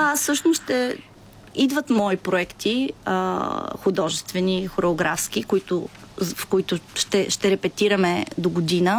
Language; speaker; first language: Bulgarian; native; Bulgarian